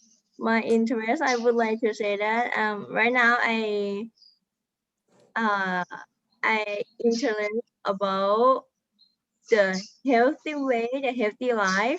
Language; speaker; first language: English; non-native, learner; Thai